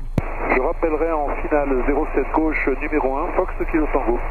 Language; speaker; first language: French; native; French